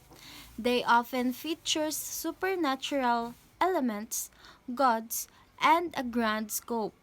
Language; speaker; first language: English; non-native, fluent; Filipino